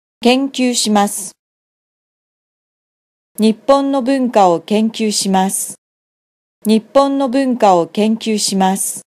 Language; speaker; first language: Japanese; non-native, fluent; Vietnamese